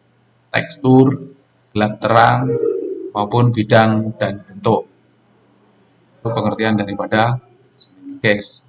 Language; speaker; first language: Indonesian; non-native, local second language; Javanese